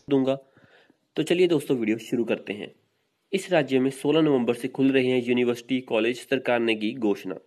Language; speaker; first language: Hindi; non-native, local second language; Punjabi